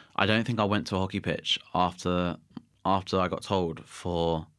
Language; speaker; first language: English; native; English